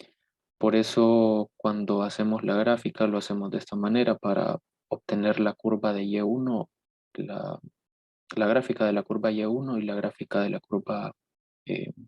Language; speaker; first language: Spanish; native; Spanish